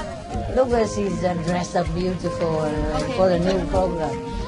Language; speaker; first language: English; non-native, fluent; Vietnamese